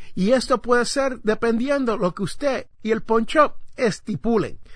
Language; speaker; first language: Spanish; native; Spanish